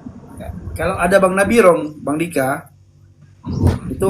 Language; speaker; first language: Indonesian; native; Indonesian